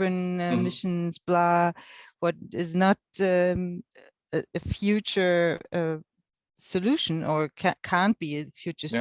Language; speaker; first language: English; non-native, fluent; German